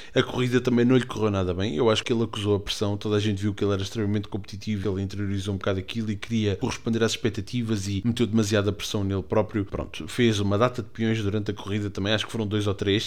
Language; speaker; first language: Portuguese; native; Portuguese